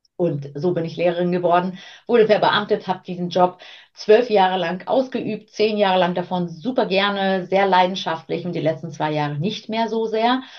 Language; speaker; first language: German; early bilingual, other home language; Armenian